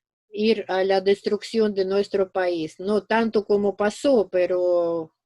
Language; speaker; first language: Spanish; non-native, fluent; Russian